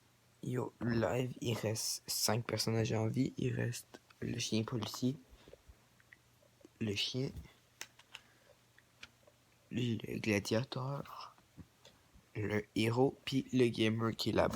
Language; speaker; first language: French; native; French